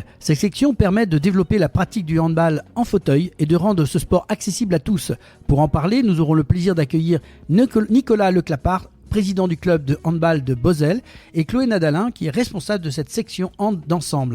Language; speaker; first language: French; native; French